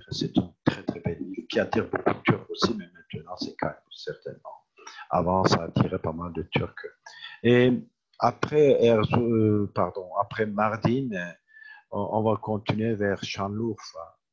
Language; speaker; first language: French; non-native, fluent; Turkish